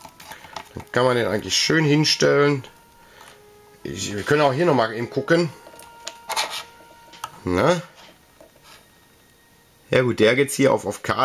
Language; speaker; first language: German; native; German